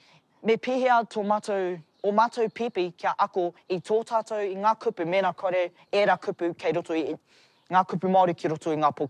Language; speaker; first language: Māori; non-native, local second language; English